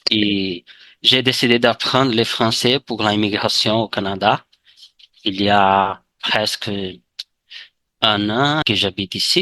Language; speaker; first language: French; non-native, learner; Portuguese